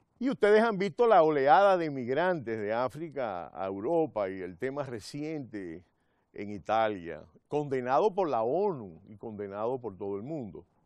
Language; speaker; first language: Spanish; native; Spanish